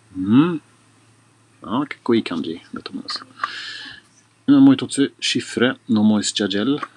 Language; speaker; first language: Japanese; non-native, learner; Swedish